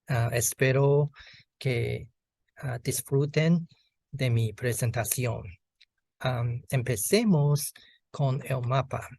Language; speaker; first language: Spanish; non-native, learner; Chinese